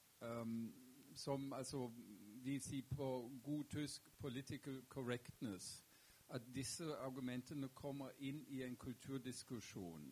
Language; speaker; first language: Norwegian; non-native, fluent; German